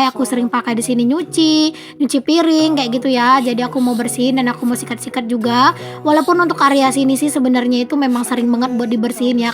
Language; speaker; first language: Indonesian; native; Indonesian